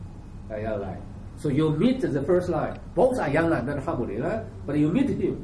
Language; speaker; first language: English; non-native, learner; Chinese